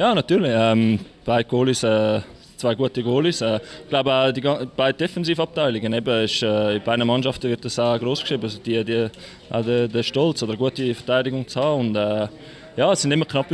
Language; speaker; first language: German; native; German